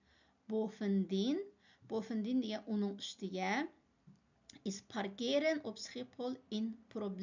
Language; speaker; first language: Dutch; non-native, fluent; Uyghur